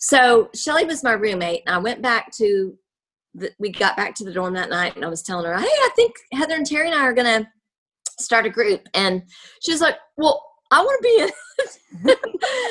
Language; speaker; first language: English; native; English